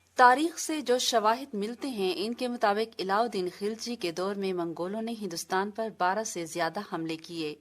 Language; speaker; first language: Urdu; non-native, local second language; Saraiki